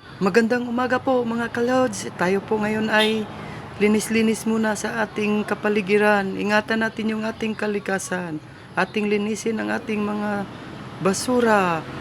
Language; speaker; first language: Filipino; native; Filipino